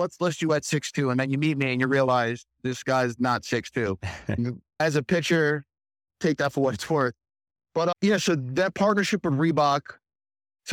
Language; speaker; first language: English; native; English